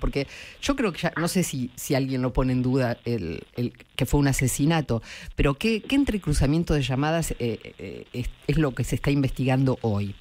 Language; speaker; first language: Spanish; native; Spanish